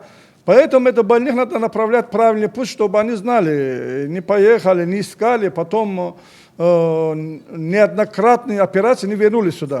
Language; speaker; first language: Russian; native; Russian